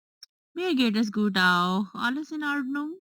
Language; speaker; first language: German; non-native, learner; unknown